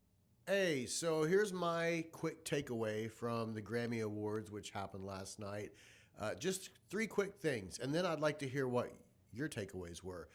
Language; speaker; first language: English; native; English